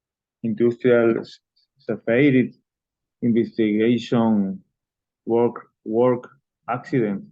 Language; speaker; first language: English; non-native, learner; Spanish